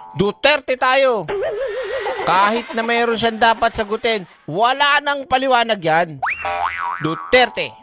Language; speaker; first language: Filipino; non-native, local second language; Cebuano